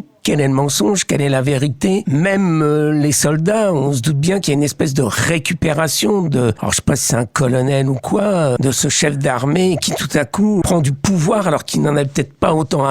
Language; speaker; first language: French; native; French